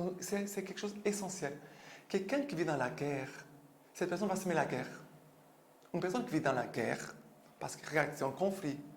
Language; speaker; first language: French; non-native, fluent; Portuguese